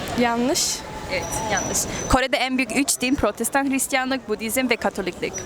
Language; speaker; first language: Turkish; non-native, fluent; Korean